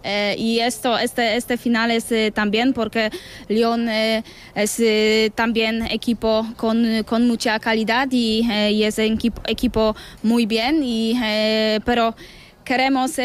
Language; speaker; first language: Spanish; non-native, learner; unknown